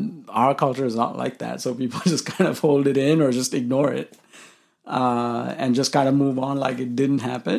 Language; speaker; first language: English; non-native, local second language; Sinhala